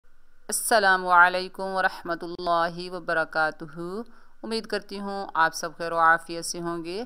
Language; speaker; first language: Urdu; native; Urdu